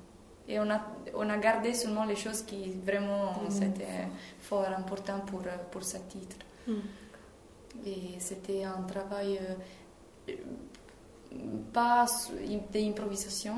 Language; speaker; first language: French; non-native, fluent; Italian